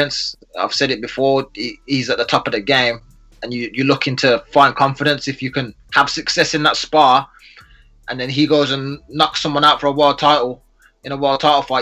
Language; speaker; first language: English; native; English